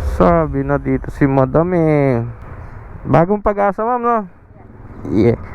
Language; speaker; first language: Filipino; native; Filipino